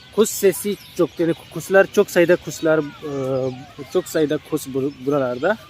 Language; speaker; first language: Turkish; non-native, fluent; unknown